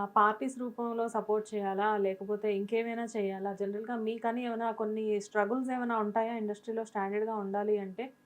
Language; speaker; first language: Telugu; native; Telugu